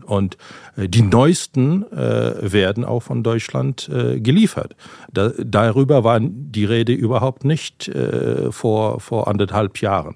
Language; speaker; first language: German; non-native, fluent; Ukrainian